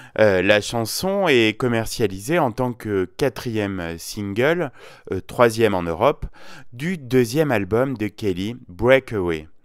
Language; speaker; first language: French; native; French